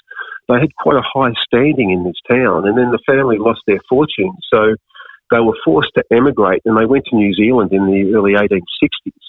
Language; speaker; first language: English; native; English